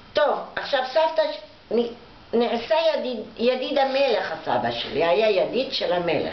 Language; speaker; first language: Hebrew; non-native, fluent; Arabic